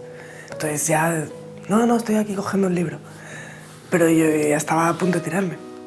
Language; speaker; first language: Spanish; native; Spanish